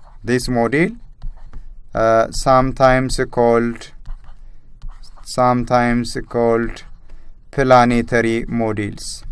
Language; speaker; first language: English; non-native, local second language; Amharic